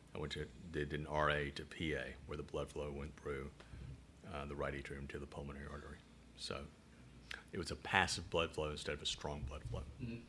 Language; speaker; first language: English; native; English